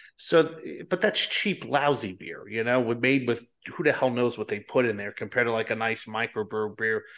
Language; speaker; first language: English; native; English